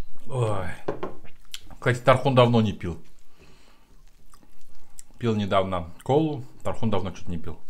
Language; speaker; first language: Russian; native; Russian